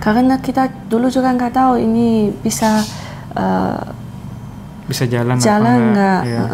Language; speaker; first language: Indonesian; non-native, learner; Chinese